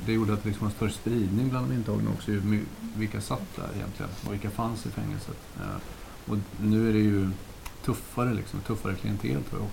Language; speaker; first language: Swedish; native; Swedish